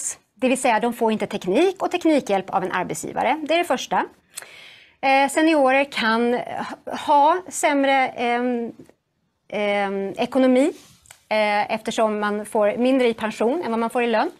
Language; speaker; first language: Swedish; native; Swedish